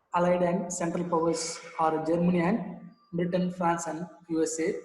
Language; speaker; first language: English; non-native, local second language; Tamil